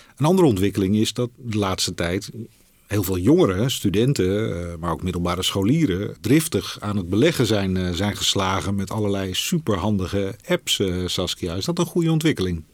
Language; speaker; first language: Dutch; native; Dutch